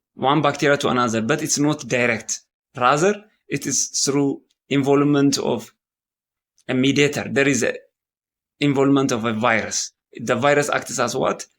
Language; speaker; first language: English; non-native, local second language; Amharic